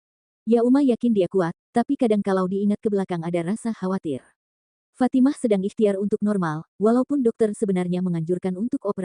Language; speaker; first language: Indonesian; native; Indonesian